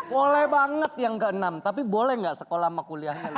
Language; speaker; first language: Indonesian; native; Indonesian